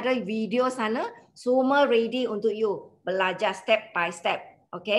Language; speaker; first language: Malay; non-native, local second language; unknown